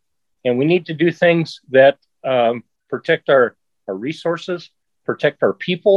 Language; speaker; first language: English; native; English